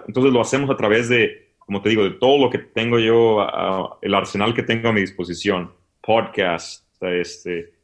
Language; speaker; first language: Spanish; native; Spanish